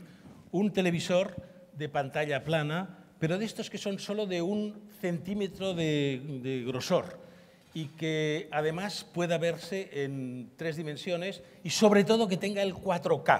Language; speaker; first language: Spanish; native; Spanish